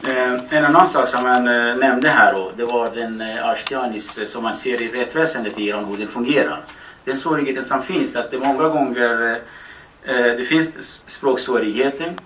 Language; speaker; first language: Swedish; non-native, fluent; Baluchi